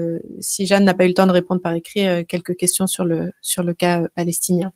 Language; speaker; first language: French; native; French